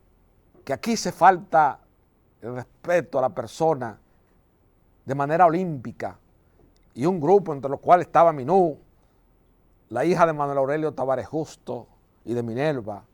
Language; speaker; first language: Spanish; native; Spanish